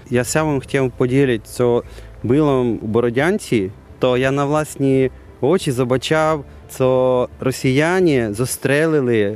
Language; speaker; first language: Polish; non-native, learner; Ukrainian